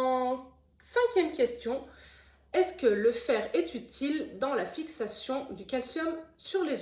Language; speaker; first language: French; native; French